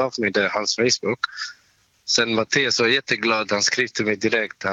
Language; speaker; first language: Swedish; non-native, local second language; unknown